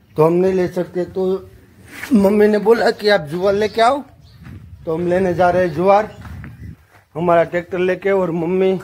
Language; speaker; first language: Hindi; non-native, local second language; Gujarati